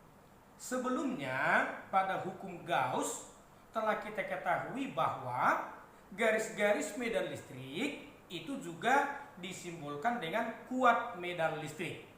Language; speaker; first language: Indonesian; native; Indonesian